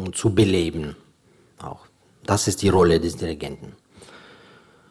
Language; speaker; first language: German; non-native, fluent; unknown